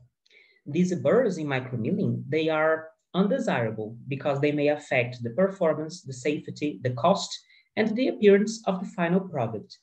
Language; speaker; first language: English; non-native, fluent; Portuguese